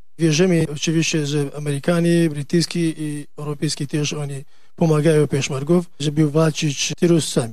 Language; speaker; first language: Polish; non-native, learner; Kurdish